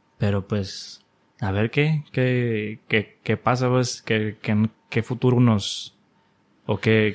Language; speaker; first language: Spanish; native; Spanish